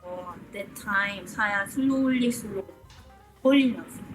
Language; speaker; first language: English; non-native, learner; Korean